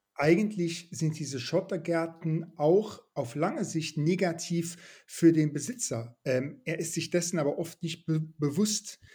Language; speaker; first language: German; non-native, local second language; Luxembourgish